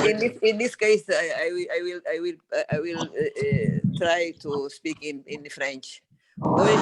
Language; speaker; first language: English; non-native, learner; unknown